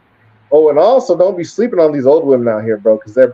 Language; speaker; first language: English; native; English